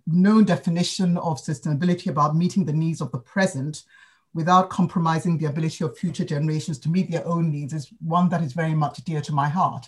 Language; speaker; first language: English; non-native, local second language; Akan